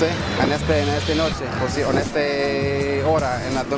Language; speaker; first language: Spanish; non-native, learner; English